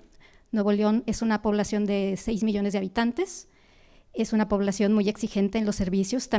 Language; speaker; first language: Spanish; native; Spanish